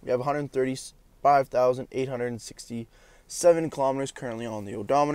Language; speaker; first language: English; native; English